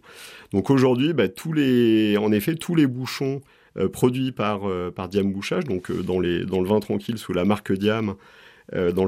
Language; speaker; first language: French; native; French